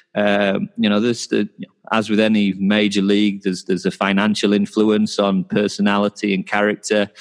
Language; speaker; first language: English; native; English